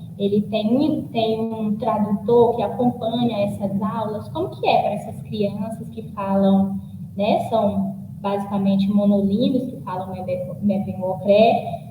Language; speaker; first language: Portuguese; native; Portuguese